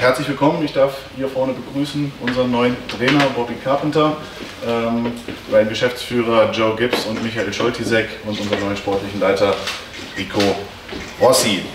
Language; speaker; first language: German; native; German